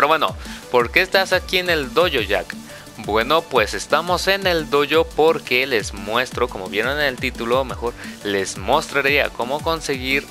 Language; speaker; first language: Spanish; native; Spanish